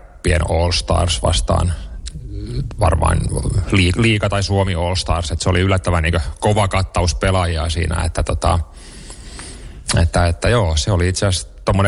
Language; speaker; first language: Finnish; native; Finnish